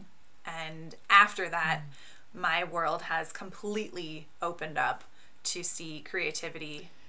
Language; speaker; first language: English; native; English